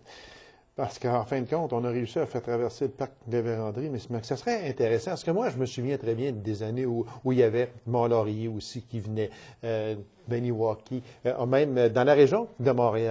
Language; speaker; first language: French; native; French